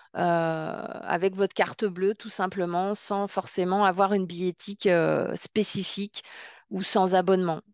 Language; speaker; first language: French; native; French